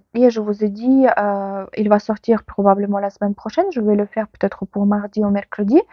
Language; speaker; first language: French; non-native, fluent; Ukrainian